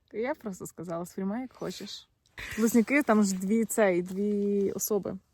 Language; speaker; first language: Ukrainian; native; Ukrainian